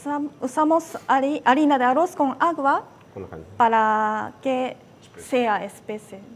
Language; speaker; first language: Spanish; non-native, fluent; Japanese